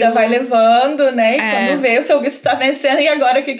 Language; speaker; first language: Portuguese; native; Portuguese